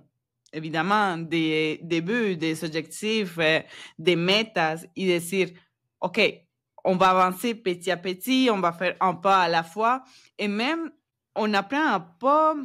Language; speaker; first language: French; non-native, fluent; Spanish